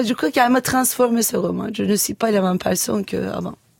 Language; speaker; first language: French; non-native, fluent; Turkish